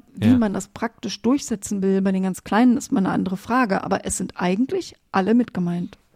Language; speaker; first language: German; native; German